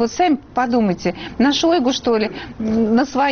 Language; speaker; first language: Russian; native; Russian